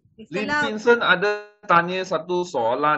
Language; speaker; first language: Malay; non-native, local second language; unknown